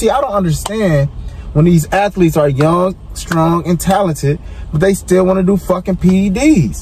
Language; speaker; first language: English; native; English